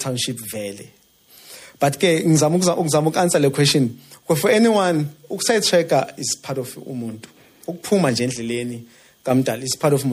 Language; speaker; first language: English; non-native, local second language; Zulu